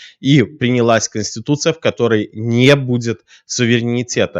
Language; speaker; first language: Russian; native; Russian